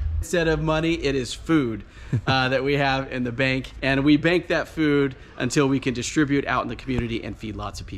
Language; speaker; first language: English; native; English